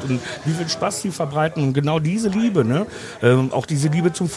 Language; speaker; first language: German; native; German